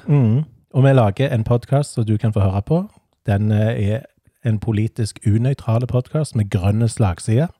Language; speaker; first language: Norwegian; native; Norwegian